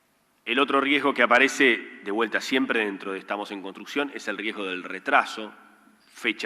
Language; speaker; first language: Spanish; native; Spanish